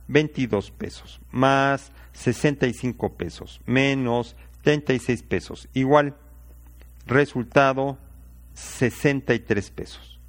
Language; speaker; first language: Spanish; native; Spanish